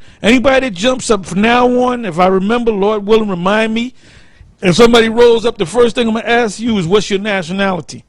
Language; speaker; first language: English; native; English